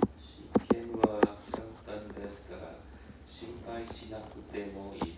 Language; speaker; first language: Japanese; non-native, learner; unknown